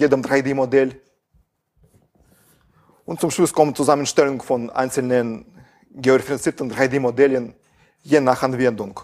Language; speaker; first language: German; non-native, fluent; Russian